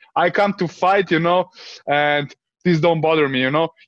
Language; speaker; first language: English; early bilingual, other home language; Serbian